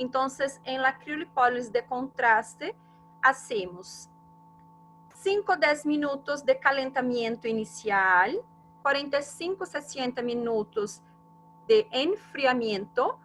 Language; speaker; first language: Spanish; non-native, fluent; Portuguese